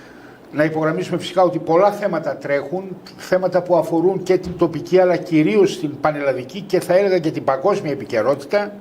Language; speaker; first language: Greek; native; Greek